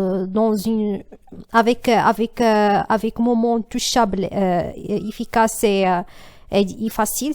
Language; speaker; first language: French; non-native, learner; Arabic